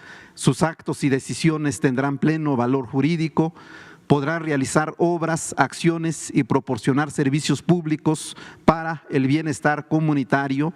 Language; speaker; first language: Spanish; non-native, local second language; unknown